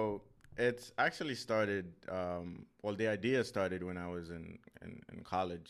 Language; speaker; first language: English; non-native, fluent; Haitian Creole